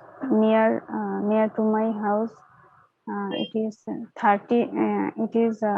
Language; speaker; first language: English; non-native, learner; Bangla